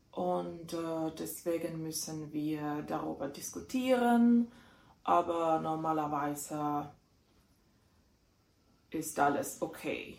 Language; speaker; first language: German; non-native, fluent; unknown